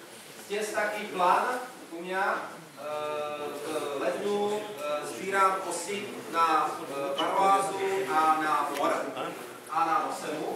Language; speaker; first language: Russian; non-native, learner; Czech